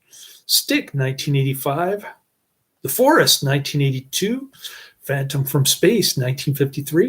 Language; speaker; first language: English; native; English